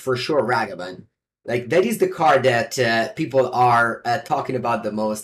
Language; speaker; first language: English; non-native, fluent; Italian